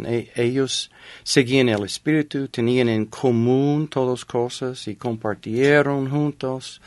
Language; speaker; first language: Spanish; non-native, fluent; English